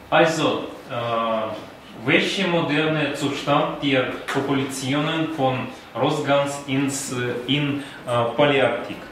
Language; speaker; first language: German; non-native, learner; Russian